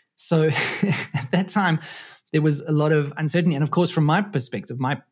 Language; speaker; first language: English; native; English